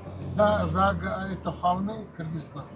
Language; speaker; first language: Russian; non-native, local second language; Uzbek